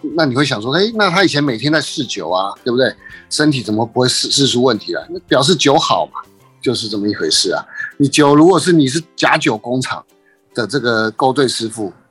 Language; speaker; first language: Chinese; native; Chinese